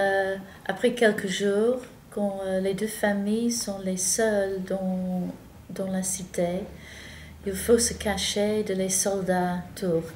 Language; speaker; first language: French; non-native, fluent; English